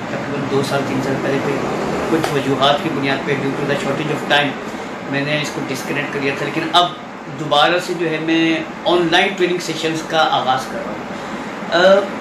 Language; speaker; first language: Urdu; native; Urdu